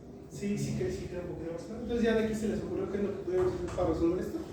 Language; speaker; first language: Spanish; native; Spanish